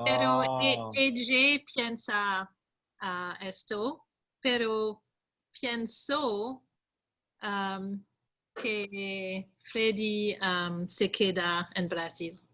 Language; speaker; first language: Spanish; non-native, learner; English